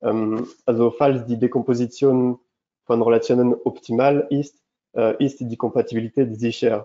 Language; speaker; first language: German; non-native, fluent; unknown